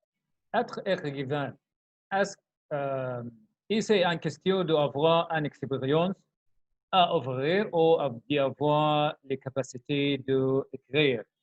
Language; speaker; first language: French; non-native, learner; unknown